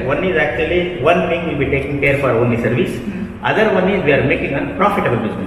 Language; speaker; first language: English; non-native, local second language; Kannada